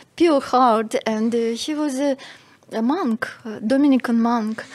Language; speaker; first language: English; non-native, fluent; Russian